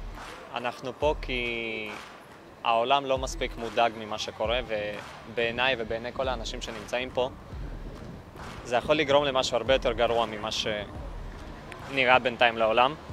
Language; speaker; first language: Hebrew; non-native, fluent; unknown